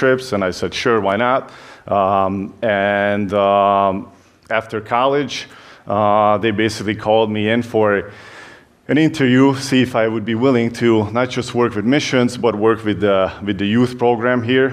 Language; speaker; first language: English; non-native, fluent; Hungarian